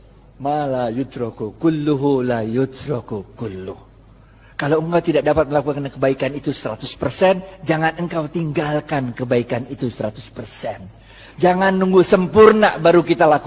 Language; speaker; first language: Indonesian; native; Indonesian